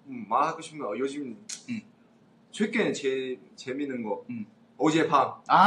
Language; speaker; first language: Korean; non-native, learner; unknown